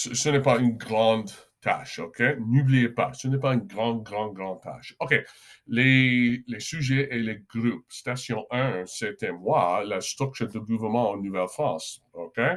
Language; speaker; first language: French; non-native, local second language; English